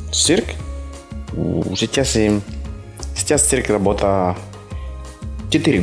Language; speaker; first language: Russian; non-native, learner; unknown